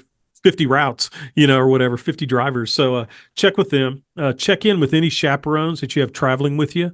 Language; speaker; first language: English; native; English